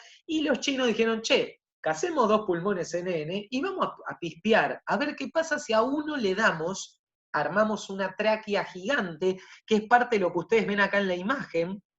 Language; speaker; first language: Spanish; native; Spanish